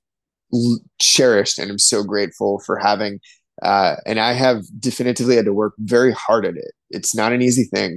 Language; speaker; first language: English; native; English